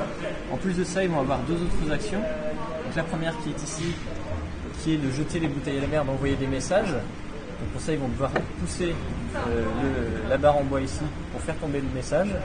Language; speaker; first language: French; native; French